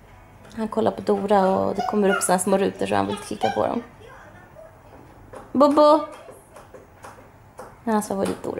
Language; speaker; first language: Swedish; native; Swedish